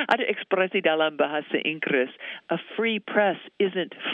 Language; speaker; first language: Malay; non-native, fluent; English